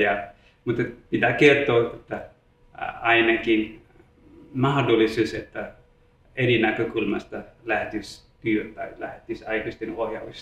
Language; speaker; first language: Finnish; non-native, learner; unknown